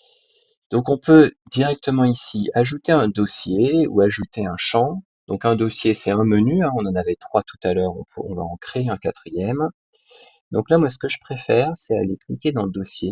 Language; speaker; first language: French; native; French